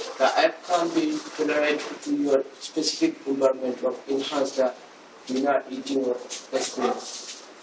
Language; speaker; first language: English; non-native, learner; Bangla